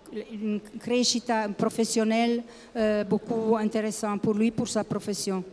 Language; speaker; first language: French; non-native, learner; Italian